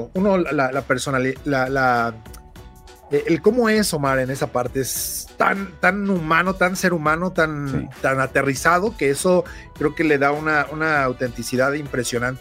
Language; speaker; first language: Spanish; native; Spanish